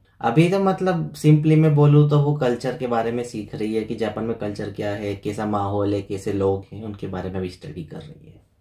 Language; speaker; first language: Hindi; native; Hindi